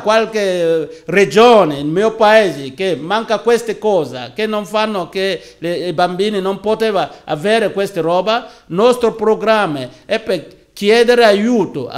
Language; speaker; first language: Italian; non-native, learner; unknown